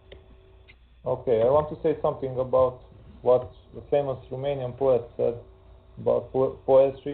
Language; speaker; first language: English; non-native, fluent; Hungarian